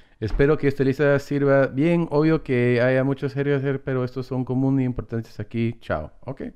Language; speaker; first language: Spanish; non-native, fluent; English